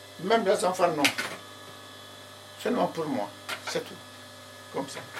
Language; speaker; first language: French; non-native, learner; Arabic